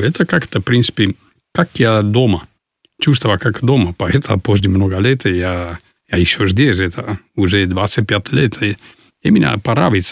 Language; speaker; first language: Russian; non-native, learner; Italian